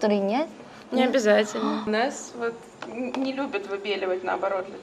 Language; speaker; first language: Russian; native; Russian